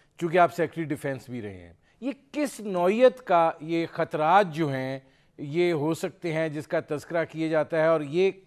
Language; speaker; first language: Urdu; native; Urdu